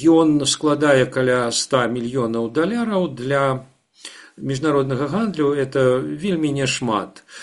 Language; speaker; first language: Belarusian; non-native, local second language; Russian